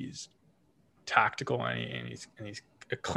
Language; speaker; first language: English; native; English